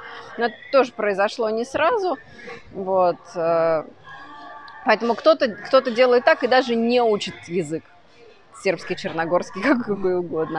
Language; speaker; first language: Russian; native; Russian